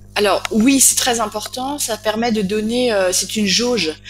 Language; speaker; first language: French; native; French